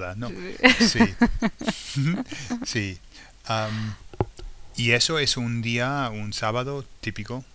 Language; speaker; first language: Spanish; non-native, fluent; English